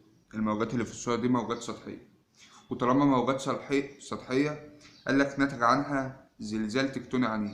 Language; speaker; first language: Arabic; native; Arabic